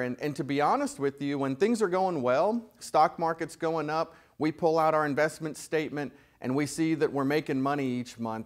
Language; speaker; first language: English; native; English